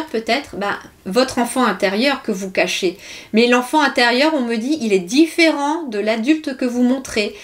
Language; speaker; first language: French; native; French